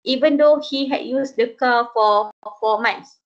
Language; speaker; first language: English; non-native, local second language; Malay